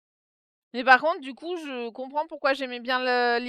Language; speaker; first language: French; native; French